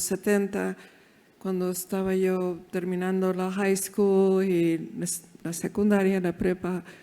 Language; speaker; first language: Spanish; early bilingual, heritage; Spanish